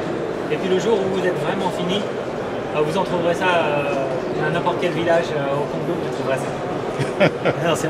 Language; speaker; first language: French; native; French